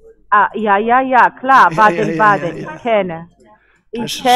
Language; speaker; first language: German; non-native, fluent; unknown